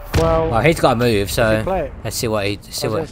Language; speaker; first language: English; native; English